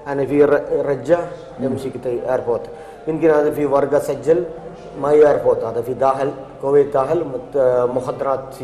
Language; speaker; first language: Arabic; non-native, learner; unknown